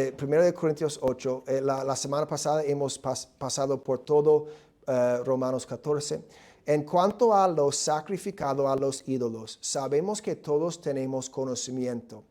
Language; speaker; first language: Spanish; non-native, fluent; English